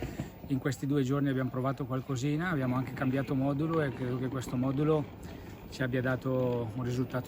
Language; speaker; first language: Italian; native; Italian